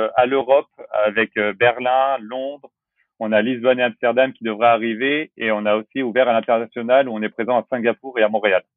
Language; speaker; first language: French; native; French